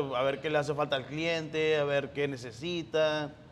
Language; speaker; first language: Spanish; native; Spanish